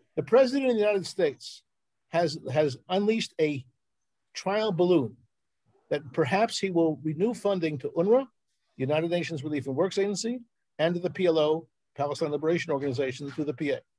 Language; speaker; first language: English; native; English